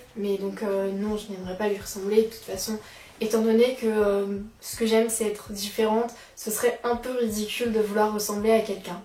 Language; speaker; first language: French; native; French